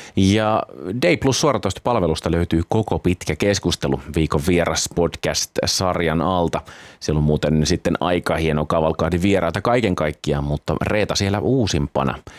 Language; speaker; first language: Finnish; native; Finnish